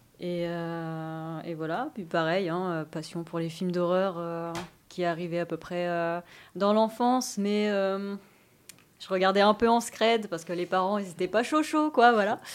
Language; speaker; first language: French; native; French